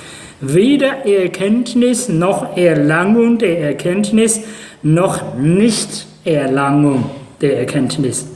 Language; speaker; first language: German; non-native, fluent; Chinese